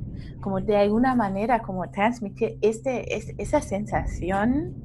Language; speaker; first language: Spanish; non-native, fluent; German